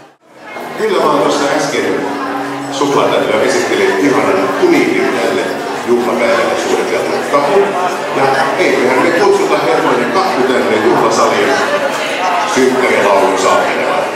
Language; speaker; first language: Finnish; native; Finnish